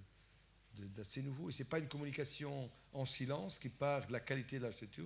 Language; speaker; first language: French; non-native, fluent; Portuguese